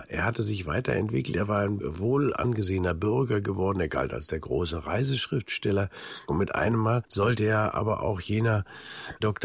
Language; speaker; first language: German; native; German